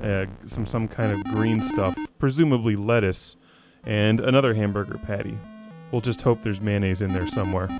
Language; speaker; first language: English; native; English